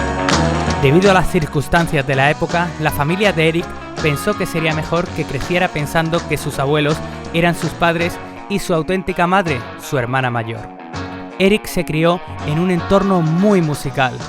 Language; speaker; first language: Spanish; native; Spanish